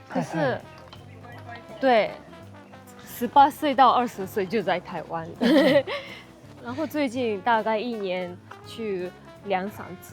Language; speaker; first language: Chinese; non-native, fluent; Japanese